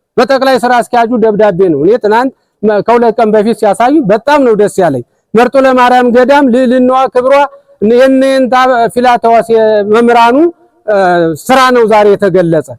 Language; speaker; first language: Amharic; native; Amharic